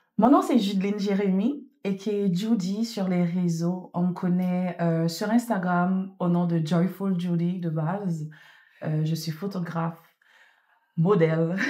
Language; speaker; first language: French; non-native, local second language; Haitian Creole